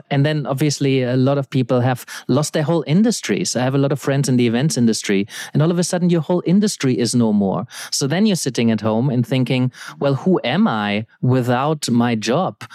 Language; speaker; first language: English; non-native, fluent; German